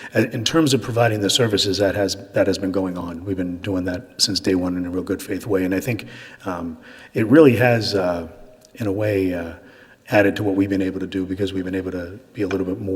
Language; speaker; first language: English; native; English